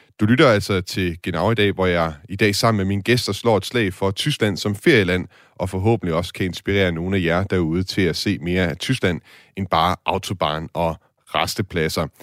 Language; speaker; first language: Danish; native; Danish